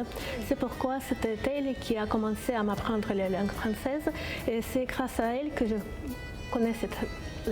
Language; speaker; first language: French; non-native, fluent; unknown